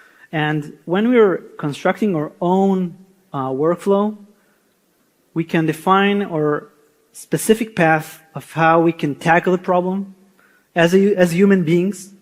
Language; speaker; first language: English; non-native, fluent; Hebrew